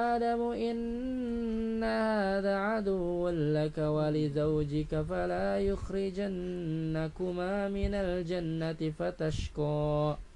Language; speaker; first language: Arabic; non-native, fluent; Indonesian